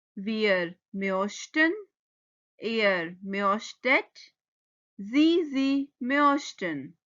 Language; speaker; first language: German; non-native, fluent; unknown